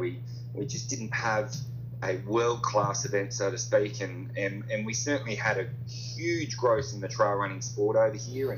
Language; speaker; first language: English; native; English